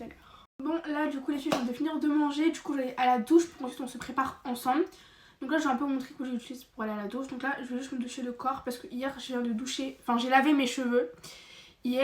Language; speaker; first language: French; native; French